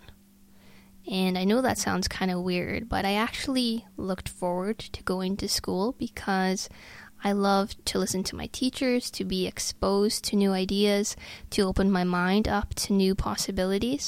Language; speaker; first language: English; native; English